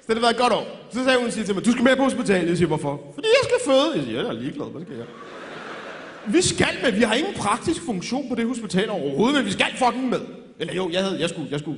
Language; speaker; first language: Danish; early bilingual, other home language; Arabic